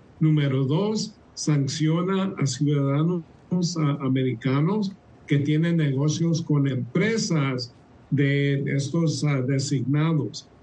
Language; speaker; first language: Spanish; early bilingual, heritage; Spanish